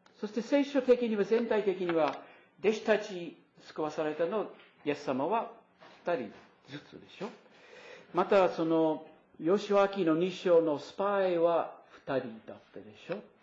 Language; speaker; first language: Japanese; non-native, fluent; English